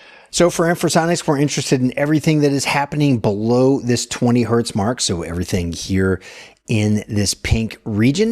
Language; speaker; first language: English; native; English